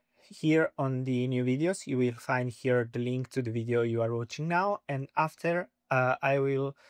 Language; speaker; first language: English; non-native, fluent; Italian